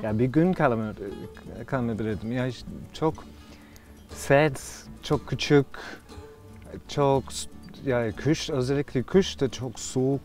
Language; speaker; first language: Turkish; non-native, learner; English